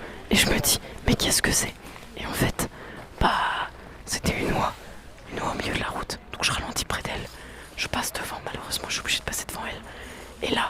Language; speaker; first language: French; native; French